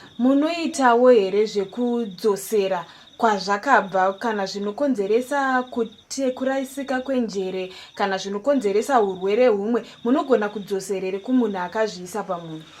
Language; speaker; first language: Shona; native; Shona